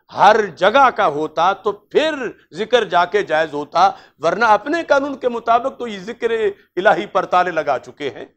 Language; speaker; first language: Urdu; non-native, local second language; Punjabi